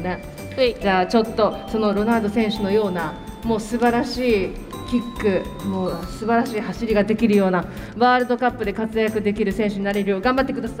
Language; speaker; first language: Japanese; native; Japanese